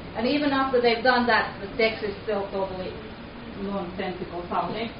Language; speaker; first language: English; non-native, fluent; Finnish